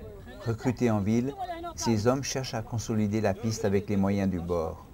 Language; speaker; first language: French; native; French